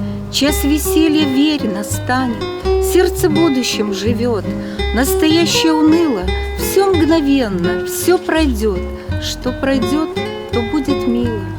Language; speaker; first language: Russian; native; Russian